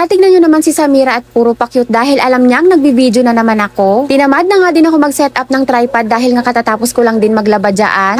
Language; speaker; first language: Filipino; non-native, local second language; Iloko